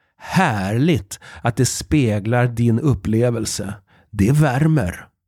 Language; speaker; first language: Swedish; native; Swedish